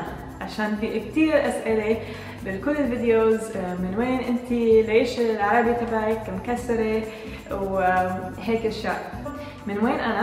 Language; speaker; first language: Arabic; non-native, learner; English